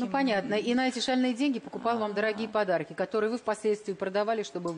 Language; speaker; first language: Russian; native; Russian